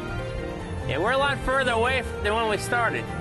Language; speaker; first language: English; native; English